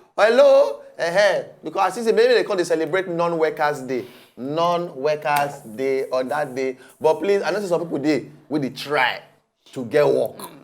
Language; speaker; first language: Nigerian Pidgin; non-native, local second language; Yoruba